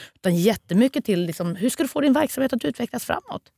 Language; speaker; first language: Swedish; native; Swedish